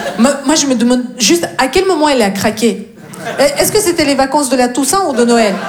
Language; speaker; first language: French; non-native, fluent; Russian